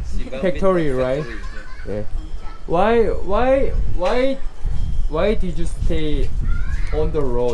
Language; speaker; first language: English; non-native, learner; Korean